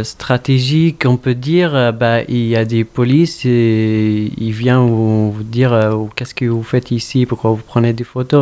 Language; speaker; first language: French; non-native, fluent; Arabic